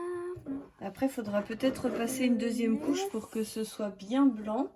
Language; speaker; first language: French; native; French